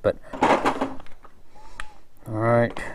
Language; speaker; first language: English; native; English